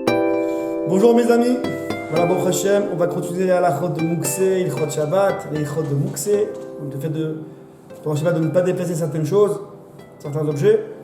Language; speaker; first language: French; native; French